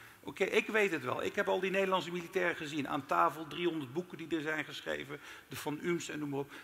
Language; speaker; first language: Dutch; early bilingual, other home language; Turkish